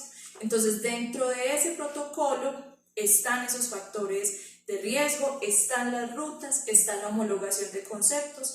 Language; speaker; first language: Spanish; native; Spanish